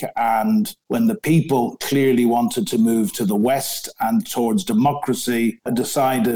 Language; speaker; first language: English; native; English